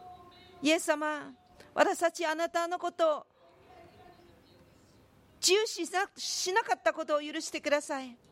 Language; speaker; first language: Japanese; non-native, fluent; Korean